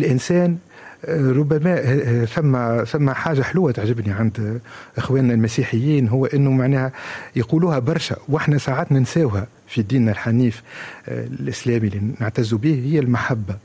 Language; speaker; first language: Arabic; native; Arabic